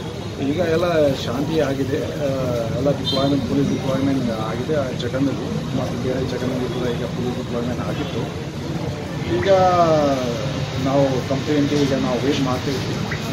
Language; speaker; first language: Kannada; non-native, local second language; Hindi